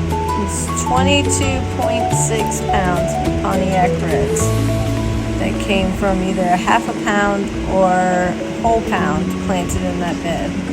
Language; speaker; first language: English; native; English